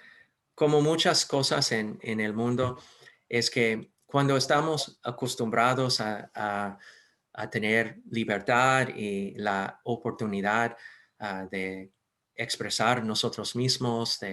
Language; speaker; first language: Spanish; non-native, fluent; English